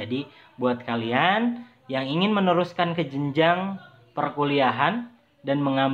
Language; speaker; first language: Indonesian; native; Indonesian